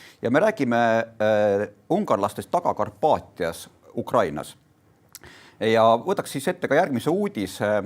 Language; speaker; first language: Estonian; native; Estonian